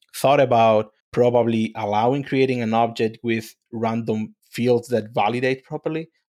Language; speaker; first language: English; non-native, fluent; Spanish